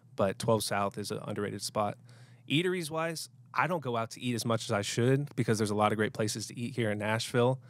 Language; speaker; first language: English; native; English